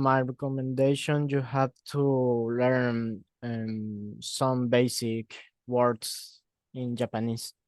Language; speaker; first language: English; non-native, learner; Spanish